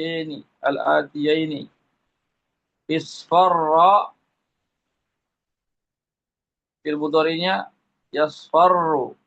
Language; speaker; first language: Arabic; non-native, fluent; Indonesian